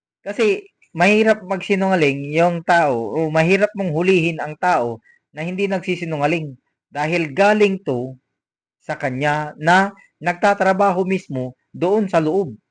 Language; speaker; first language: Filipino; native; Filipino